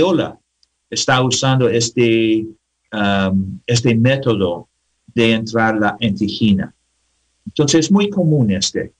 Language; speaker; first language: Spanish; non-native, learner; English